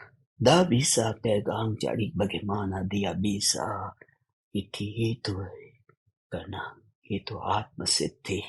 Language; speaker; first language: Indonesian; non-native, fluent; Hindi